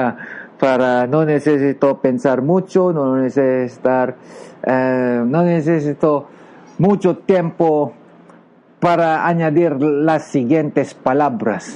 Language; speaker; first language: Spanish; non-native, learner; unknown